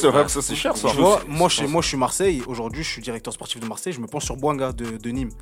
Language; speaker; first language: French; native; French